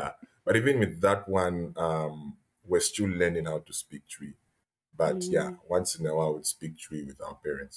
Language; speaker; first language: English; native; English